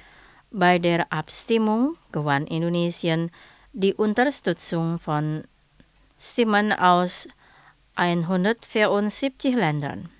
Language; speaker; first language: German; non-native, fluent; Indonesian